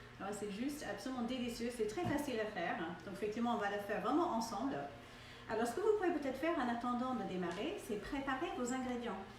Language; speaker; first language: French; non-native, fluent; English